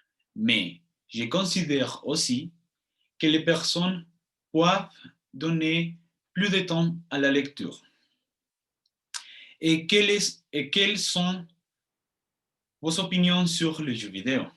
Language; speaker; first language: French; non-native, fluent; Spanish